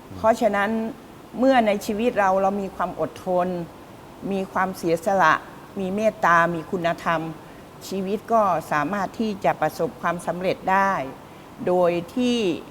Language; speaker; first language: Thai; native; Thai